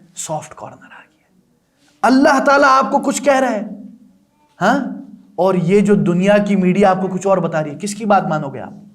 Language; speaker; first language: Urdu; non-native, local second language; Balti